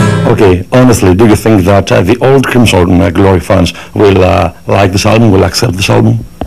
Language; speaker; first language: English; non-native, fluent; Greek